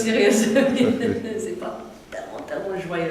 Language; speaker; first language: French; non-native, learner; English